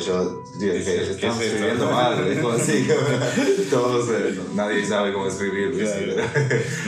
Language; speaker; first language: Spanish; non-native, fluent; English